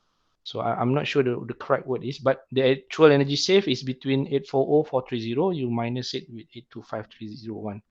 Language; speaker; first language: English; non-native, local second language; Malay